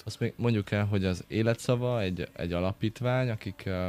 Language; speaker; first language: Hungarian; native; Hungarian